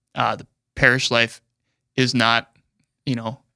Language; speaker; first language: English; native; English